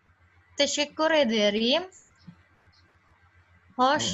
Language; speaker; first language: Turkish; non-native, learner; Indonesian